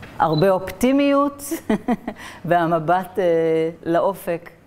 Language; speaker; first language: Hebrew; native; Hebrew